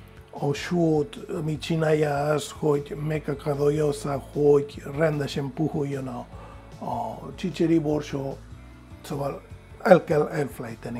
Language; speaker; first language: Hungarian; non-native, fluent; Spanish